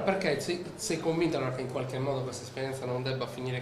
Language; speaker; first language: Italian; native; Italian